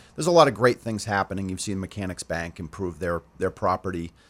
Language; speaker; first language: English; native; English